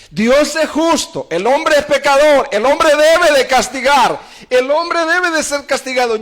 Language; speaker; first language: Spanish; native; Spanish